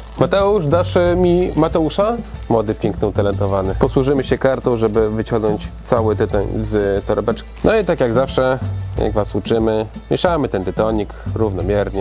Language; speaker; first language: Polish; native; Polish